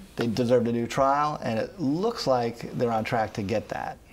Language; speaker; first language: English; native; English